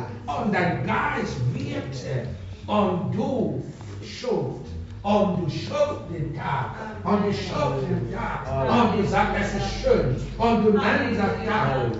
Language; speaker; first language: German; non-native, fluent; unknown